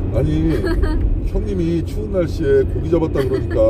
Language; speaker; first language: Korean; native; Korean